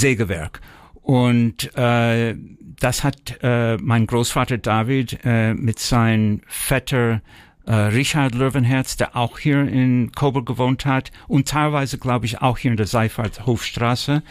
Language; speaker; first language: German; early bilingual, heritage; German